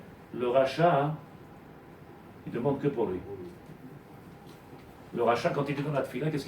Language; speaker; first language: French; native; French